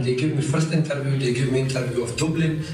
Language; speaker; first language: English; non-native, learner; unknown